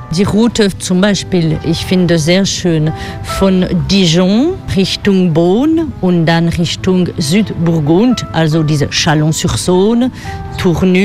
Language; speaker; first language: German; non-native, learner; French